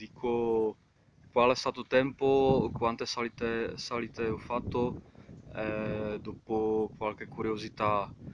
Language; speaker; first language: Italian; non-native, fluent; Czech